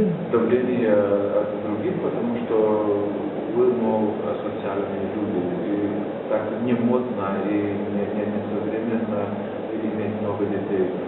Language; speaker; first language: Russian; non-native, fluent; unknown